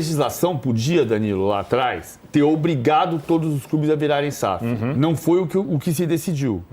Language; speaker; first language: Portuguese; native; Portuguese